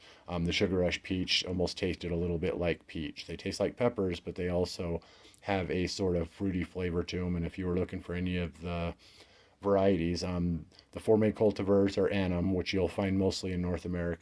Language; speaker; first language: English; native; English